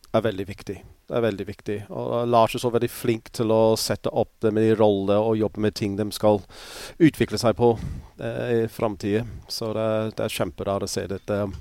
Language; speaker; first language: Norwegian; non-native, fluent; English